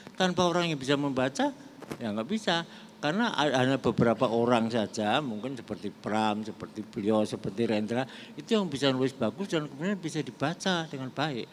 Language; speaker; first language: Indonesian; non-native, local second language; Javanese